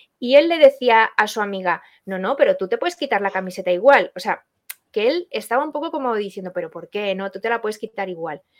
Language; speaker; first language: Spanish; non-native, learner; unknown